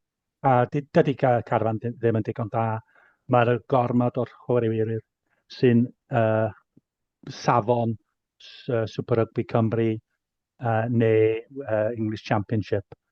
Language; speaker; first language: Welsh; native; Welsh